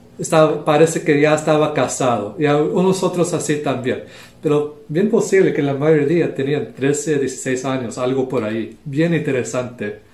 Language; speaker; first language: Spanish; non-native, local second language; English